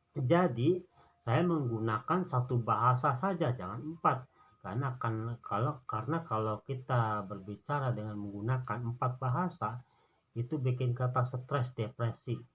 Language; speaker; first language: Indonesian; non-native, local second language; Sundanese